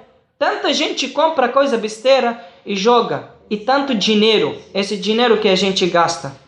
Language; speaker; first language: Portuguese; non-native, fluent; Arabic